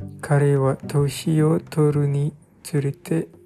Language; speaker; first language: Japanese; non-native, learner; English